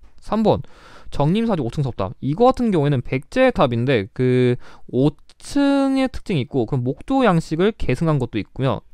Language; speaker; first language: Korean; native; Korean